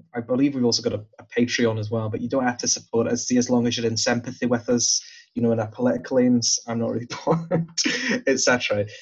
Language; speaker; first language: English; native; English